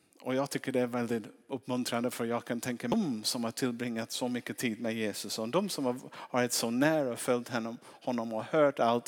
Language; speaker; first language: Swedish; non-native, fluent; English